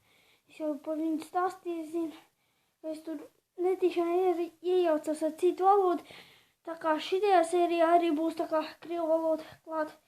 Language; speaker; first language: Latvian; non-native, local second language; Russian